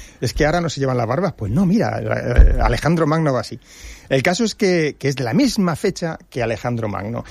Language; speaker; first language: Spanish; native; Spanish